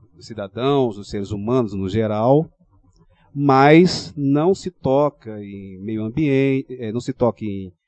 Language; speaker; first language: Portuguese; native; Portuguese